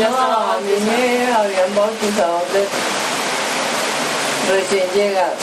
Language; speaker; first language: Spanish; early bilingual, other home language; Japanese